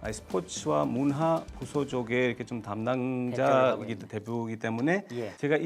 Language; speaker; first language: Korean; non-native, fluent; Urdu